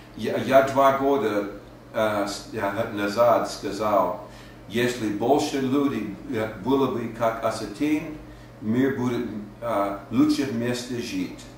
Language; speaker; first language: Russian; non-native, learner; English